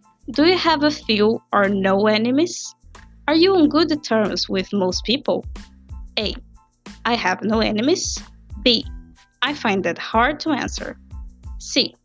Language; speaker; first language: English; non-native, fluent; Portuguese